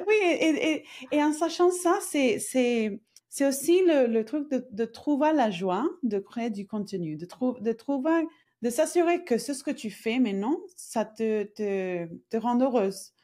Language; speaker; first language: French; non-native, fluent; Spanish